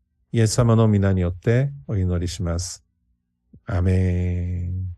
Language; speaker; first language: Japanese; non-native, fluent; Korean